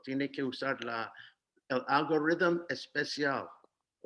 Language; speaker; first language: Spanish; non-native, fluent; English